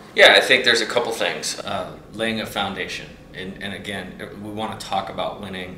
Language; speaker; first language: English; native; English